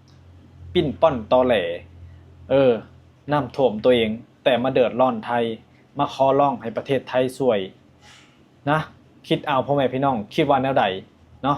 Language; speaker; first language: Thai; non-native, local second language; Lao